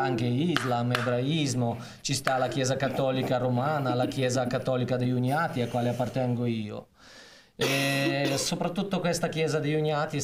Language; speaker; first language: Italian; non-native, fluent; Ukrainian